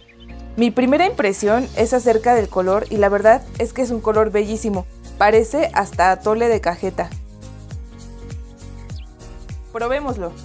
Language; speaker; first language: Spanish; native; Spanish